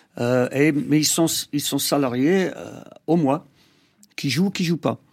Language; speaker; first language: French; non-native, fluent; English